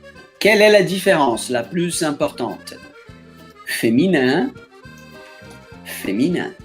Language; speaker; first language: French; non-native, fluent; Portuguese